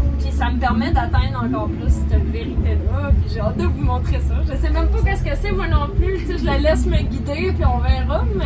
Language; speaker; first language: French; native; French